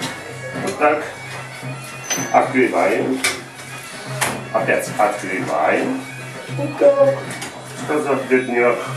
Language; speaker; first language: Russian; non-native, local second language; Armenian